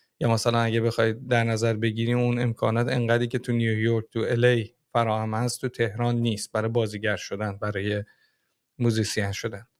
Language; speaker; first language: Persian; native; Persian